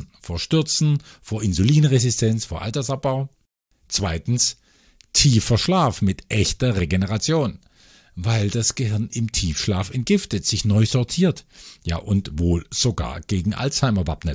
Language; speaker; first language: German; native; German